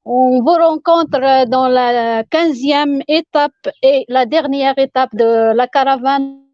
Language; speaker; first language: French; non-native, local second language; Arabic